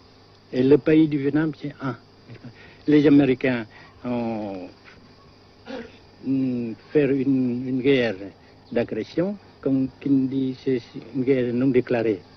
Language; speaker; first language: French; non-native, fluent; Vietnamese